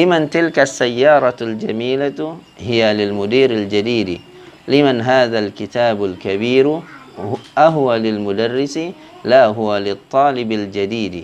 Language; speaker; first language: Arabic; non-native, fluent; Indonesian